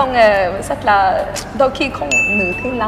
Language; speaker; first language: Vietnamese; early bilingual, heritage; Swedish